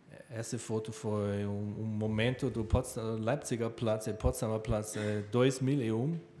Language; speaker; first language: Portuguese; non-native, learner; German